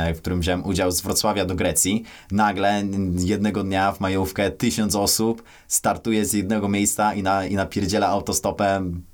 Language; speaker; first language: Polish; native; Polish